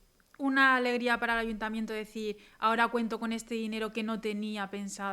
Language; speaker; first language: Spanish; native; Spanish